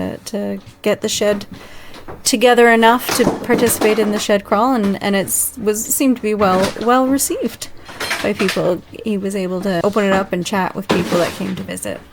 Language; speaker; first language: English; native; English